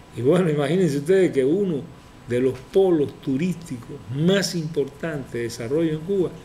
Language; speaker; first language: Spanish; native; Spanish